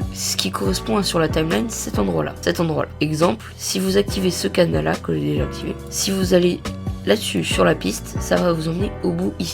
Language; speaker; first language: French; native; French